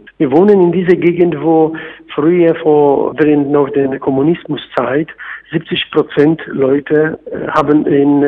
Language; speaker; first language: German; non-native, fluent; Polish